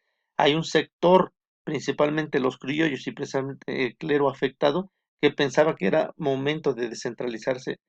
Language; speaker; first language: Spanish; native; Spanish